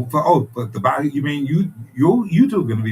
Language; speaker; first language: English; native; English